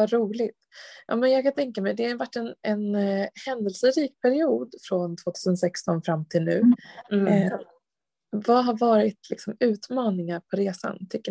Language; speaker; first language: Swedish; native; Swedish